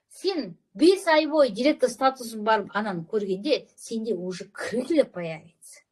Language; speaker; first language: Russian; non-native, local second language; Kazakh